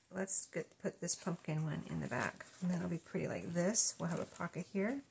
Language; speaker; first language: English; native; English